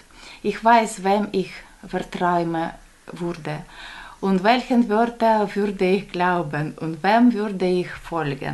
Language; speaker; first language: German; non-native, fluent; Ukrainian